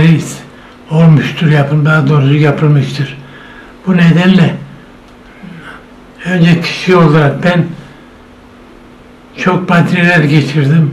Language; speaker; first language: Turkish; non-native, local second language; Zaza